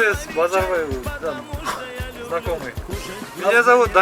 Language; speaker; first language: Russian; non-native, local second language; Kazakh